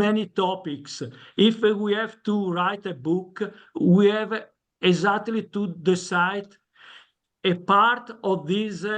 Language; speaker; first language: English; non-native, learner; Italian